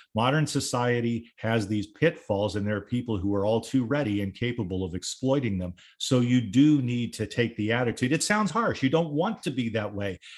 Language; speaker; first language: English; native; English